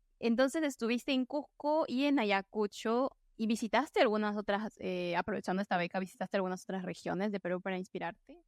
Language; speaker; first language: Spanish; native; Spanish